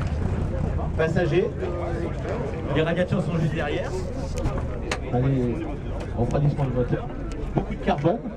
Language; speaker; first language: French; native; French